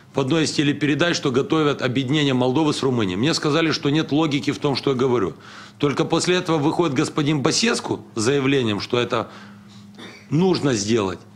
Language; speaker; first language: Russian; non-native, local second language; Romanian